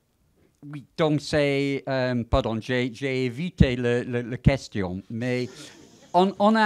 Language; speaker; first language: French; non-native, fluent; English